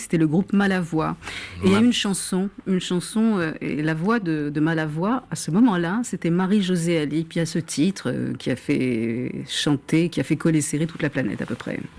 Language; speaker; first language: French; native; French